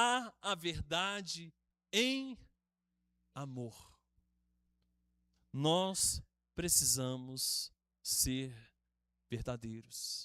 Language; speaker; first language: Portuguese; native; Portuguese